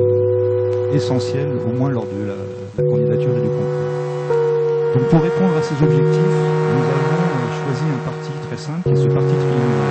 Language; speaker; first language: French; native; French